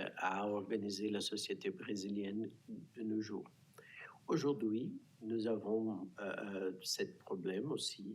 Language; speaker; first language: French; non-native, fluent; Portuguese